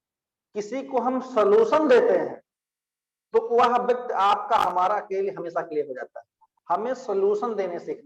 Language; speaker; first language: Hindi; native; Hindi